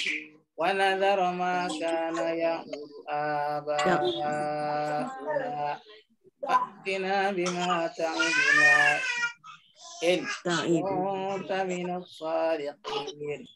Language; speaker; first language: Arabic; non-native, fluent; Indonesian